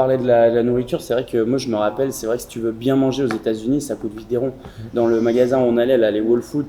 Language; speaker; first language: French; native; French